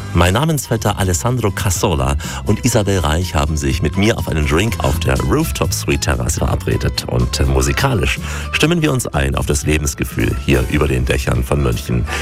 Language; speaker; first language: German; native; German